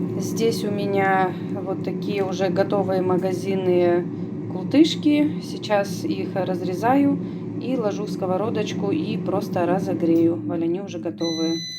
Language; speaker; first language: Russian; native; Russian